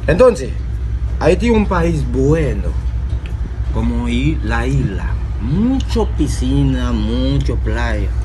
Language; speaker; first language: Spanish; non-native, learner; Haitian Creole